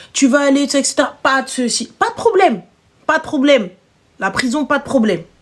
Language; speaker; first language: French; native; French